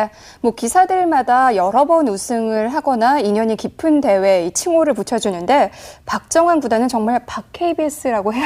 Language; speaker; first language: Korean; native; Korean